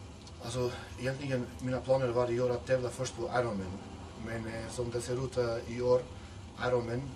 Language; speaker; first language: Swedish; non-native, fluent; Macedonian